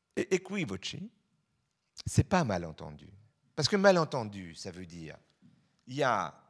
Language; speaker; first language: French; native; French